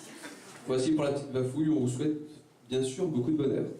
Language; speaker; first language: French; native; French